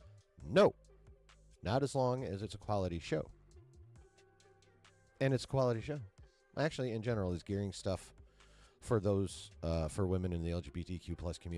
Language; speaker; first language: English; native; English